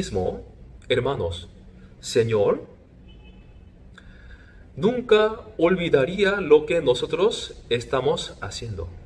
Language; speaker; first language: Spanish; non-native, fluent; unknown